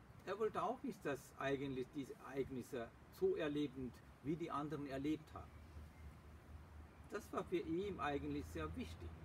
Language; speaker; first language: German; non-native, fluent; Sinhala